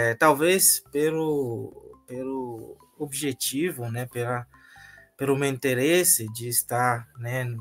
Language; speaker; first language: Portuguese; non-native, fluent; Haitian Creole